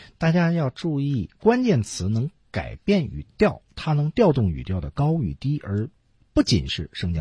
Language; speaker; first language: Chinese; native; Chinese